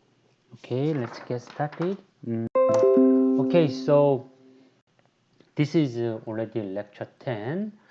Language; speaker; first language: English; non-native, fluent; Korean